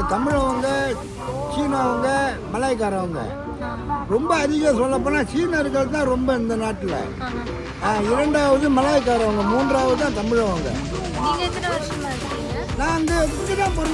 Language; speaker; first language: Tamil; native; Tamil